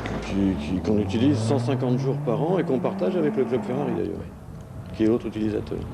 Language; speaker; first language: French; native; French